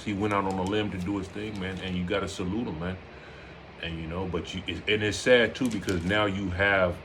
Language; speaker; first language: English; native; English